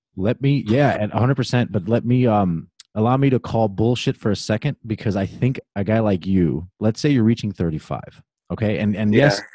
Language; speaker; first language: English; native; English